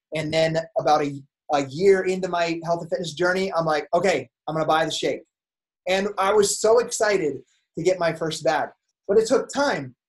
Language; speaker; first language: English; native; English